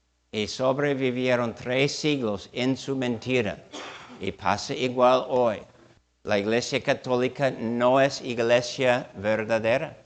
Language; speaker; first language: Spanish; non-native, fluent; English